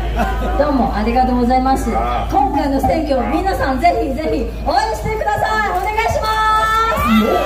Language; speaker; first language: Japanese; non-native, learner; Chinese